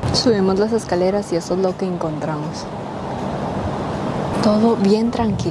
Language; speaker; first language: Spanish; native; Spanish